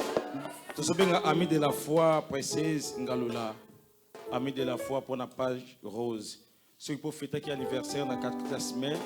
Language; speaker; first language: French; non-native, local second language; Lingala